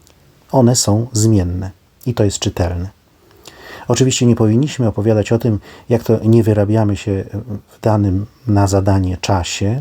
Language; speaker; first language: Polish; native; Polish